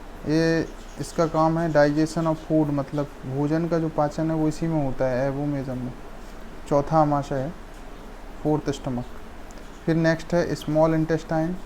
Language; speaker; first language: Hindi; native; Hindi